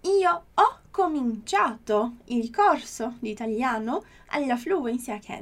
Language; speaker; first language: Italian; non-native, fluent; Portuguese